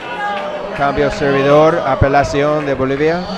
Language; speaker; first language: Spanish; non-native, learner; English